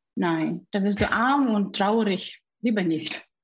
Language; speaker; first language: German; non-native, fluent; Russian